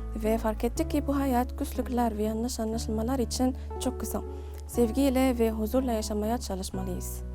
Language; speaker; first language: Turkish; non-native, learner; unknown